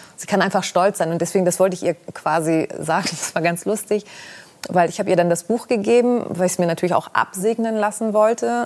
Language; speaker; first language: German; early bilingual, other home language; Greek